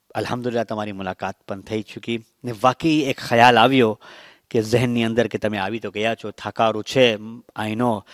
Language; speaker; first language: Gujarati; early bilingual, heritage; Gujarati